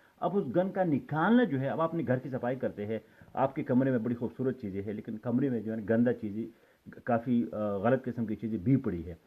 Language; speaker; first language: Urdu; non-native, local second language; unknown